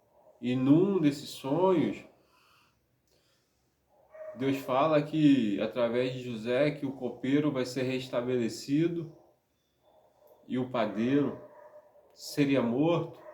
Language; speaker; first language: Portuguese; native; Portuguese